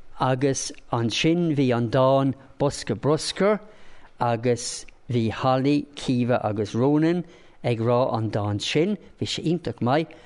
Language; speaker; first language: Irish; non-native, local second language; English